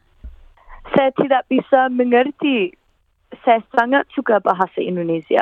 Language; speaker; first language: Indonesian; non-native, fluent; English